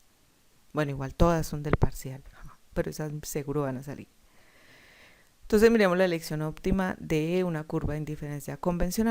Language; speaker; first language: Spanish; native; Spanish